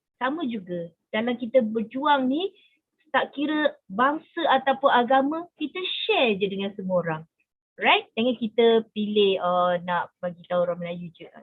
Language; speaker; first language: Malay; native; Malay